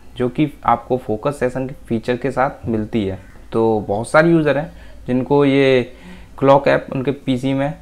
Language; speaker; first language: Hindi; native; Hindi